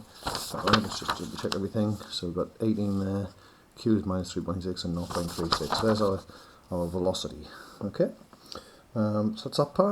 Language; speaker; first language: English; native; English